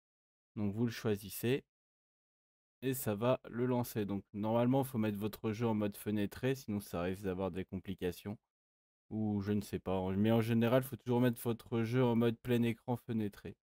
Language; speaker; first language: French; native; French